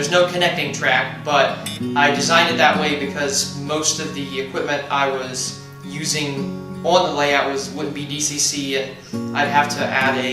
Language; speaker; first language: English; native; English